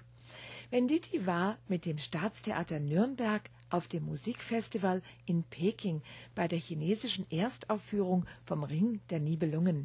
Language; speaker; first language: German; native; German